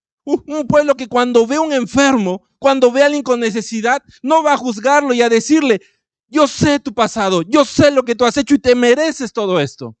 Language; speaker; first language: Spanish; native; Spanish